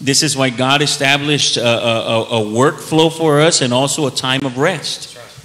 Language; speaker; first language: English; early bilingual, other home language; Spanish